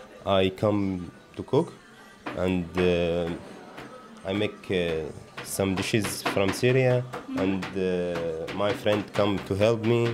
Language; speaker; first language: English; non-native, learner; Arabic